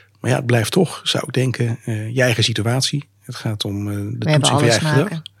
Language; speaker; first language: Dutch; native; Dutch